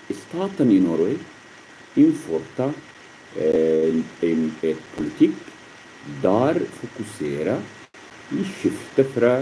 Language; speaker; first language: Swedish; non-native, learner; Arabic